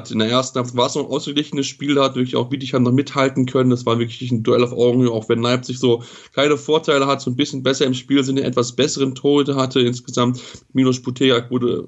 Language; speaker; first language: German; native; German